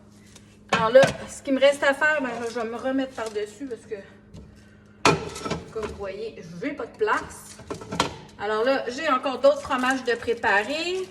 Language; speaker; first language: French; native; French